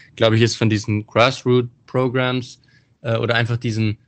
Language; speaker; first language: German; native; German